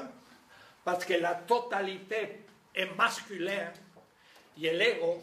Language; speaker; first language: French; non-native, fluent; Spanish